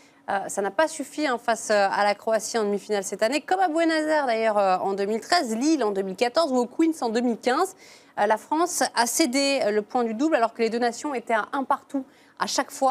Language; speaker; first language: French; native; French